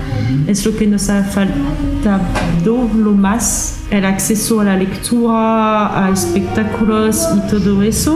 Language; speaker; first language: Spanish; non-native, learner; French